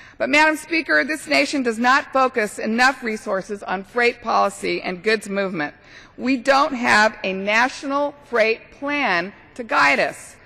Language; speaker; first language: English; native; English